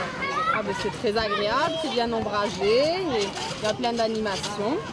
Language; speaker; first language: French; native; French